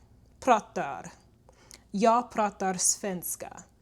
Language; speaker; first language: Swedish; non-native, learner; English